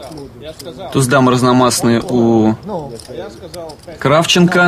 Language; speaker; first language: Russian; native; Russian